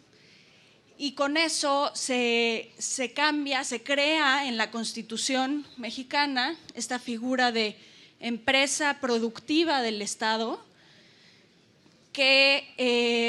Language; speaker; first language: Spanish; native; Spanish